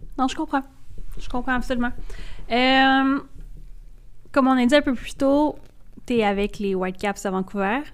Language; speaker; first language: French; native; French